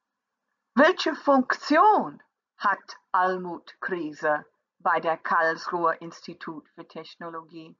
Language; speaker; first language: German; non-native, learner; English